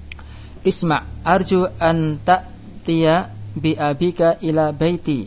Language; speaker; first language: Arabic; non-native, fluent; Indonesian